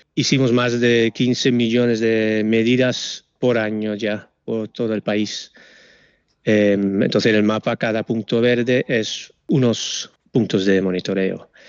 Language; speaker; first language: Spanish; non-native, fluent; Dutch